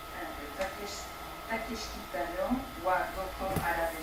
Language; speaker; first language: Japanese; non-native, learner; French